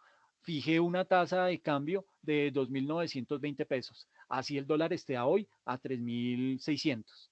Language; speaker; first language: Spanish; native; Spanish